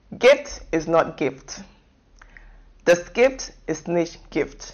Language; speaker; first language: German; non-native, fluent; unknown